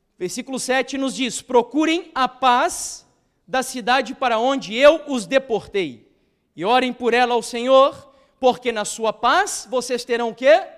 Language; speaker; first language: Portuguese; native; Portuguese